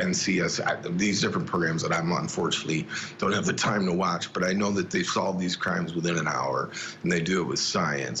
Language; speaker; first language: English; native; English